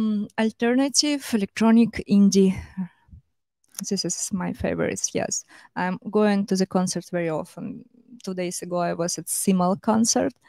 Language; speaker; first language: English; non-native, fluent; Russian